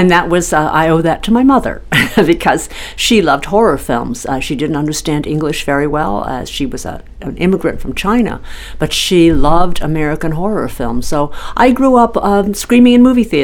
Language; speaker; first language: English; native; English